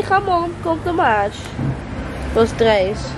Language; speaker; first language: Portuguese; non-native, learner; Dutch